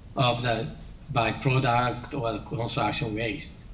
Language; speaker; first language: English; non-native, learner; Japanese